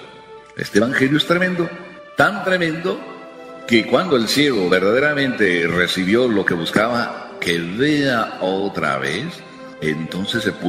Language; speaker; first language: Spanish; native; Spanish